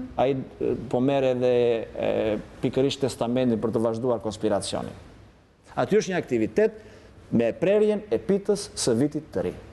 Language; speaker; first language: Albanian; non-native, local second language; Greek